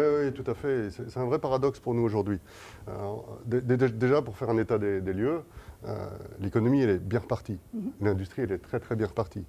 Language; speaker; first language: French; native; French